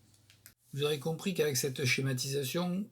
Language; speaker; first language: French; native; French